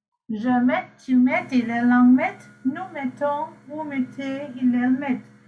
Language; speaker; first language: French; non-native, fluent; Sinhala